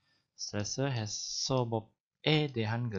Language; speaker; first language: Korean; non-native, fluent; Indonesian